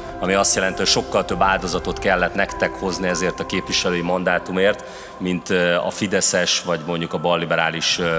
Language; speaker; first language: Hungarian; native; Hungarian